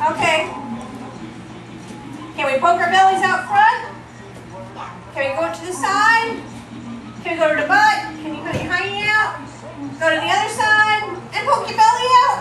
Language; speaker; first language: English; native; English